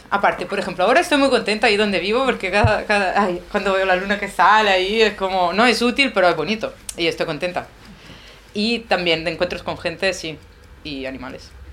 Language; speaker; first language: Spanish; non-native, fluent; Italian